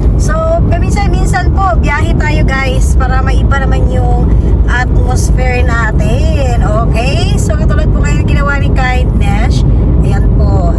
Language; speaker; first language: Filipino; non-native, local second language; Cebuano